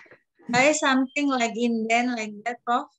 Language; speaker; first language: English; non-native, learner; Indonesian